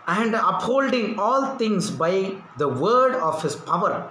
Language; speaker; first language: English; non-native, local second language; Telugu